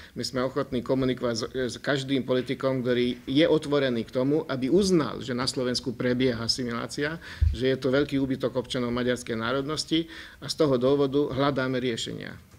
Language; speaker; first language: Slovak; non-native, local second language; Hungarian